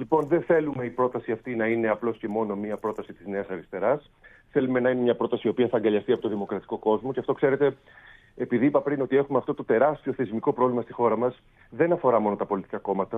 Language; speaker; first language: Greek; native; Greek